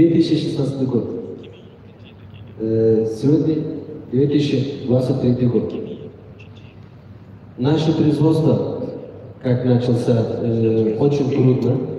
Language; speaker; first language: Russian; non-native, learner; Turkish